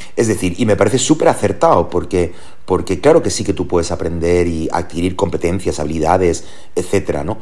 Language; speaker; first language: Spanish; early bilingual, heritage; Spanish